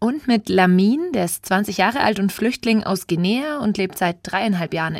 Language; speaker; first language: German; native; German